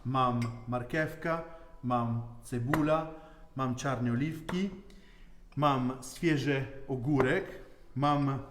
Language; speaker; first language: Polish; non-native, learner; Italian